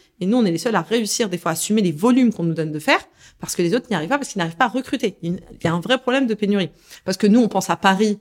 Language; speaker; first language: French; early bilingual, other home language; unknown